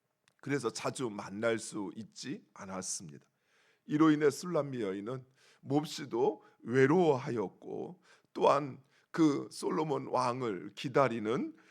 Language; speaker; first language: Korean; native; Korean